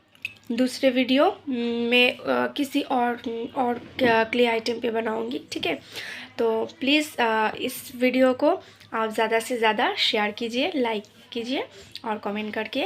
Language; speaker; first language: Hindi; non-native, local second language; Bangla